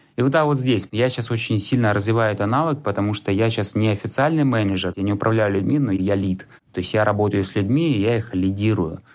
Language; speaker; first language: Russian; native; Russian